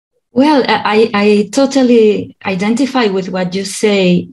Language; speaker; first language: English; non-native, fluent; Catalan